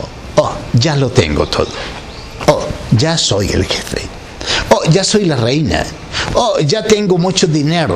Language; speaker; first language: Spanish; native; Spanish